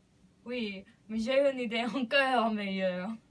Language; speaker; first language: French; non-native, learner; English